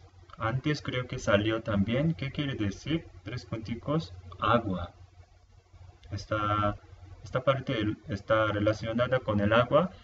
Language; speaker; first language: Spanish; non-native, fluent; Korean